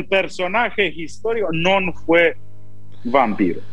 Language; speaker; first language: Spanish; non-native, fluent; Romanian